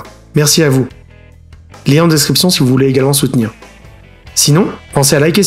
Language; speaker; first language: French; native; French